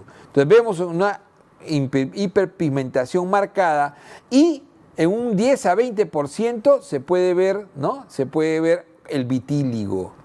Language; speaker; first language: Spanish; native; Spanish